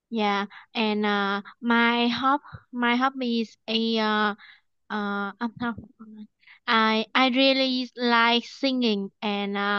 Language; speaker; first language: English; non-native, learner; Vietnamese